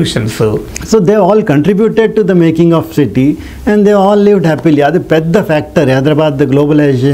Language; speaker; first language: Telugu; non-native, local second language; Rajasthani